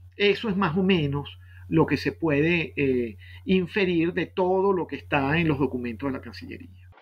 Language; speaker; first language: Spanish; native; Spanish